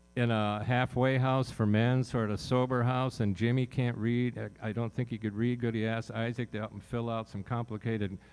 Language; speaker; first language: English; native; English